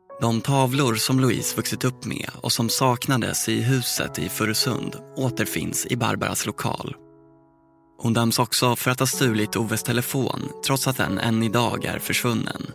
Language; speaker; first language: Swedish; native; Swedish